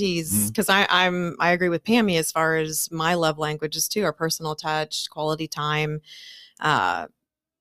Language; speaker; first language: English; native; English